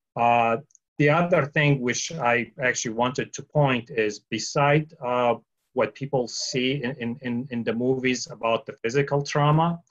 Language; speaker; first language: English; early bilingual, other home language; Arabic